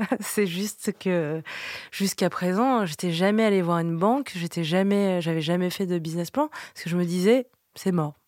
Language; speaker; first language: French; early bilingual, other home language; Vietnamese